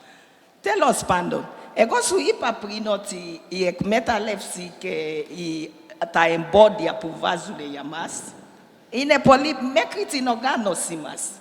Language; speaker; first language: Greek; non-native, learner; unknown